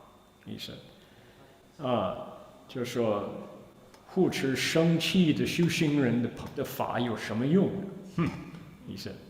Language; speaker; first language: Chinese; non-native, fluent; English